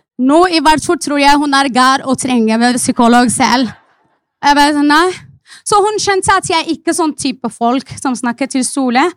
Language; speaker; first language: Norwegian; non-native, fluent; Arabic